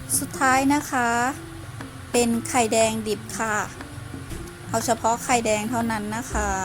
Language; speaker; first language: Thai; native; Thai